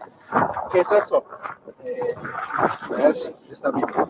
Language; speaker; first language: Spanish; non-native, learner; English